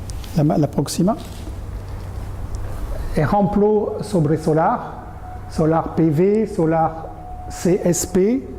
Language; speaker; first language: Spanish; non-native, learner; French